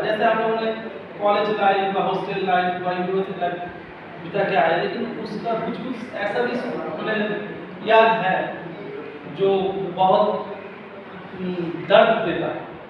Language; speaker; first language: Hindi; non-native, local second language; Bangla